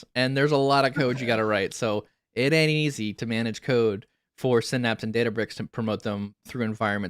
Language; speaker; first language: English; native; English